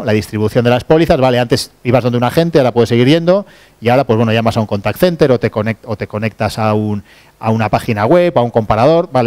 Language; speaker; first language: Spanish; native; Spanish